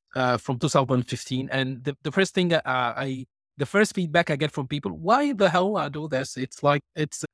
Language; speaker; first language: English; non-native, fluent; Arabic